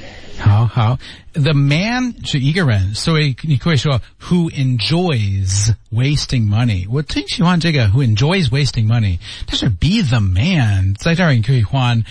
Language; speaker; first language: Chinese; non-native, learner; English